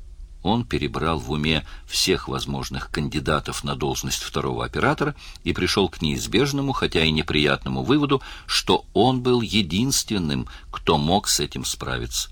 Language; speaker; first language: Russian; native; Russian